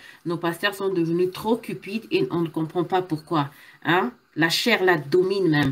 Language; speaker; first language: French; non-native, local second language; Lingala